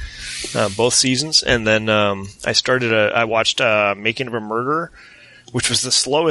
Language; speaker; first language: English; native; English